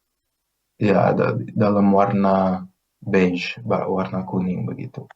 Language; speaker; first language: Indonesian; non-native, fluent; Greek